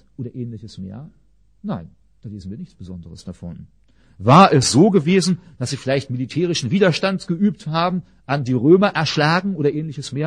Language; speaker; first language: German; native; German